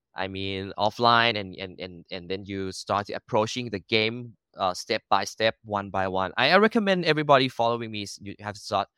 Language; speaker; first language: English; non-native, learner; Thai